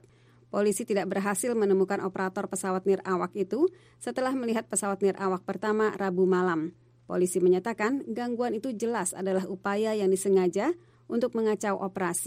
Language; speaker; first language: Indonesian; native; Indonesian